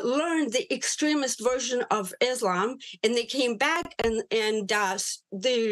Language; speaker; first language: English; non-native, fluent; Russian